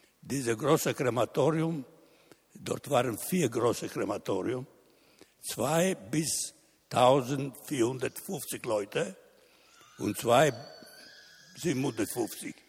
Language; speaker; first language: German; non-native, learner; Italian